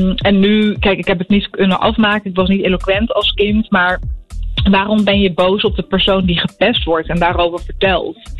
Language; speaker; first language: Dutch; early bilingual, other home language; Arabic